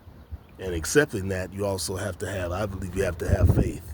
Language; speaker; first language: English; native; English